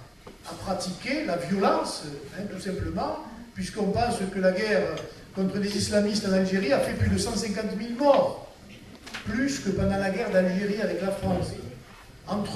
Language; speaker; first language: French; native; French